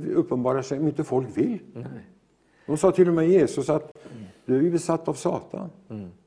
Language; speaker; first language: Swedish; native; Swedish